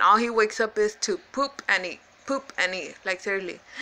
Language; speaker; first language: English; early bilingual, other home language; Spanish